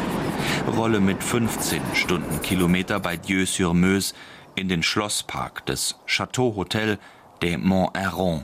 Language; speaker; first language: German; native; German